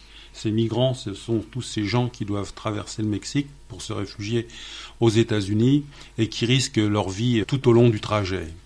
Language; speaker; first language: French; native; French